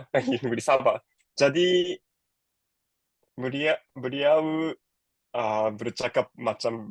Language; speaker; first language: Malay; non-native, learner; Japanese